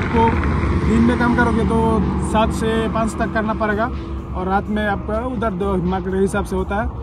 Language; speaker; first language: Hindi; non-native, learner; Bangla